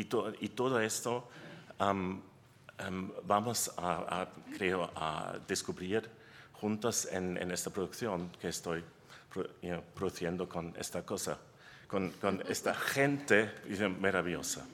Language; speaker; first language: Spanish; non-native, learner; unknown